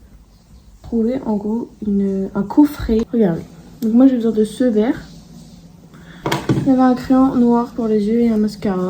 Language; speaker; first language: French; native; French